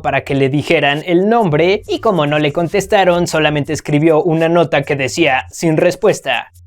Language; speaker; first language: Spanish; native; Spanish